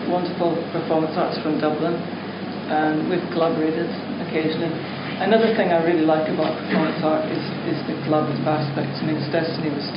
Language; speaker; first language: English; native; English